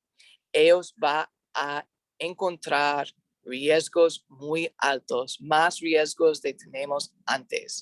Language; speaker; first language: Spanish; non-native, learner; English